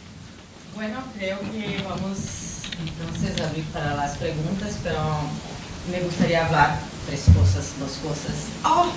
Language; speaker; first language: Spanish; non-native, fluent; Portuguese